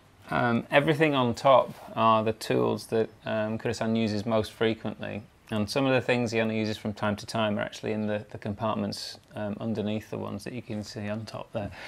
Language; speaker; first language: English; native; English